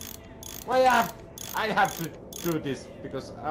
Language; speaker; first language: English; non-native, learner; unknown